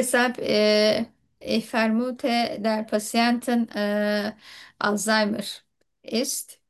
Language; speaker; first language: German; non-native, learner; Turkish